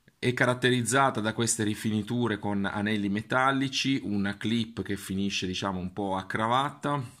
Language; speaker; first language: Italian; native; Italian